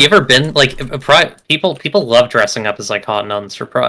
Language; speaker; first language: English; native; English